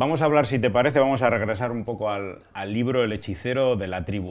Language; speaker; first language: Spanish; native; Spanish